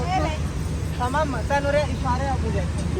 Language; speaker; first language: Turkish; non-native, learner; Urdu